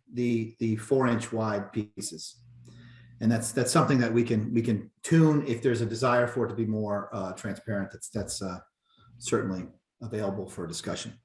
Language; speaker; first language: English; native; English